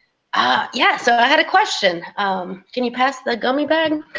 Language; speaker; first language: English; native; English